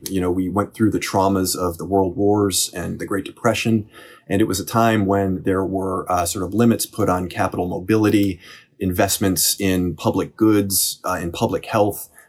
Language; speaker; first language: English; native; English